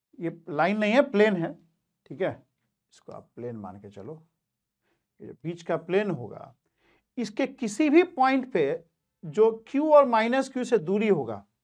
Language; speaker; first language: Hindi; native; Hindi